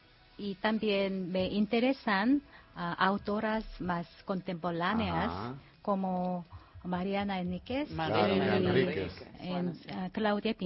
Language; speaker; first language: Spanish; non-native, learner; Korean